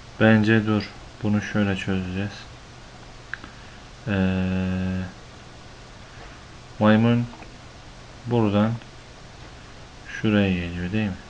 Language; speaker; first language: Turkish; native; Turkish